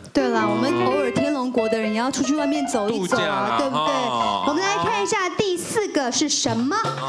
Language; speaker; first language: Chinese; native; Chinese